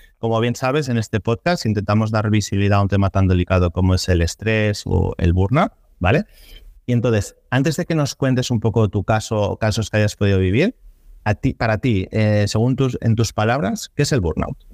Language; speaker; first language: Spanish; native; Spanish